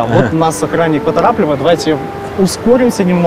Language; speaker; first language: Russian; native; Russian